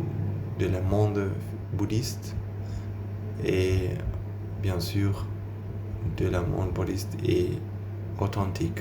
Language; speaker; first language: French; non-native, learner; German